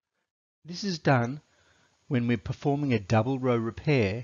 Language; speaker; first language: English; native; English